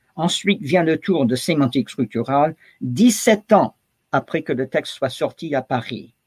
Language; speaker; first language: French; non-native, fluent; English